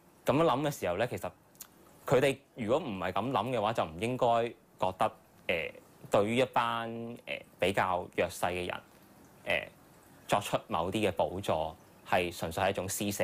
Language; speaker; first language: Chinese; non-native, local second language; Cantonese